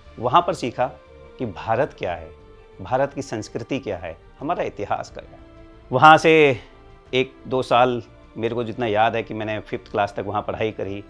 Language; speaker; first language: Hindi; native; Hindi